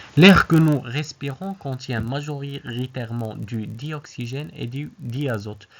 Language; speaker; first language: French; non-native, local second language; Arabic